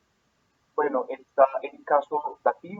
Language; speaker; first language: Spanish; native; Spanish